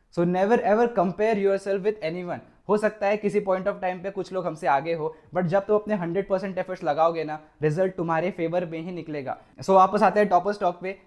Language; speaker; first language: Hindi; non-native, local second language; Marathi